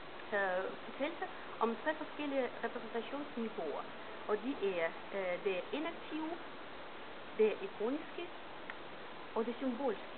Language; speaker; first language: Danish; non-native, fluent; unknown